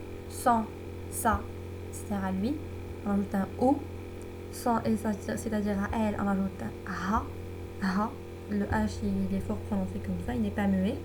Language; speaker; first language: French; non-native, local second language; Arabic